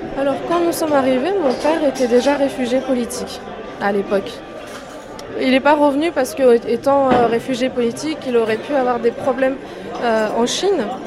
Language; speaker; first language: French; non-native, fluent; Uyghur